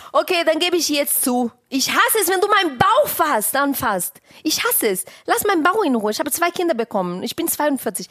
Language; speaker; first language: German; non-native, fluent; Portuguese